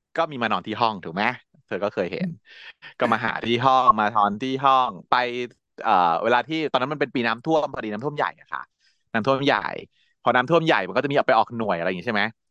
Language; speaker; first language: Thai; native; Thai